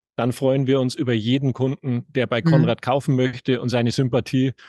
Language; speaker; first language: German; native; German